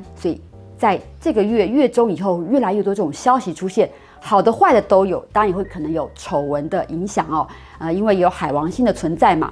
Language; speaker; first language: Chinese; native; Chinese